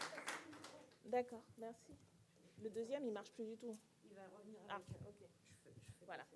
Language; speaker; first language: French; native; French